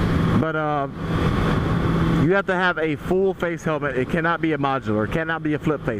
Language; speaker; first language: English; native; English